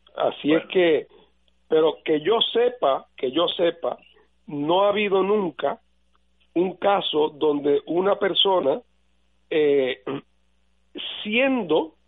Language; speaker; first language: Spanish; native; Spanish